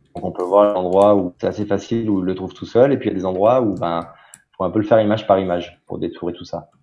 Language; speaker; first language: French; native; French